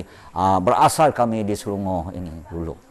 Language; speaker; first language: Indonesian; non-native, local second language; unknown